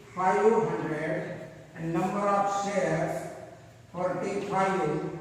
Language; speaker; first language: English; non-native, local second language; Marathi